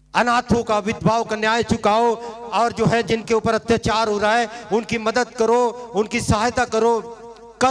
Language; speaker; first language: Hindi; non-native, local second language; Marathi